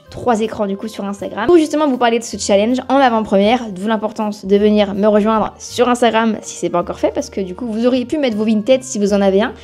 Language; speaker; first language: French; native; French